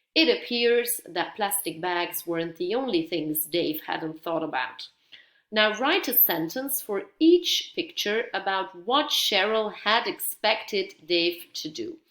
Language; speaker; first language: English; non-native, fluent; Dutch